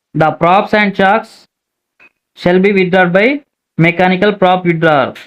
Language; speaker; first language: English; non-native, local second language; Telugu